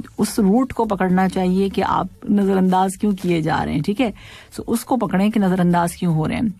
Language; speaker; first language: Urdu; native; Urdu